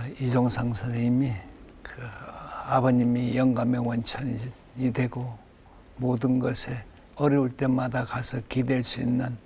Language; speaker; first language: Korean; native; Korean